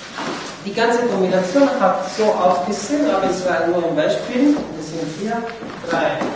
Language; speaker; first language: German; non-native, fluent; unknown